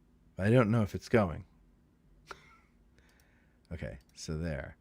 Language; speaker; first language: English; native; English